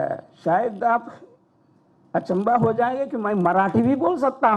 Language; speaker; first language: Hindi; non-native, fluent; Sinhala